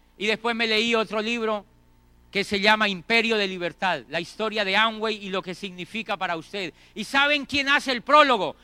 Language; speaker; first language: Spanish; native; Spanish